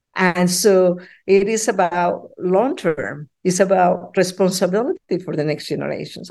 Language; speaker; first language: English; non-native, fluent; Spanish